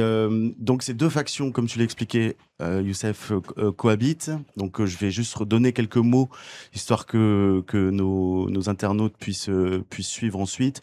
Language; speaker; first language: French; native; French